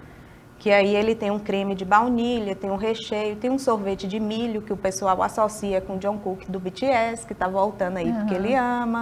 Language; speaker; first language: Portuguese; native; Portuguese